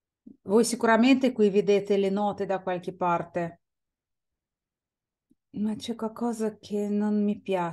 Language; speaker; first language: Italian; non-native, fluent; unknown